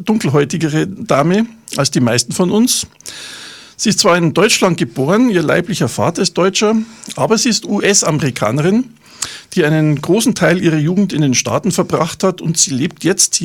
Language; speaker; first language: German; native; German